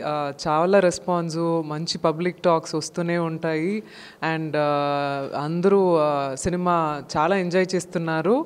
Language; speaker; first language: Telugu; non-native, fluent; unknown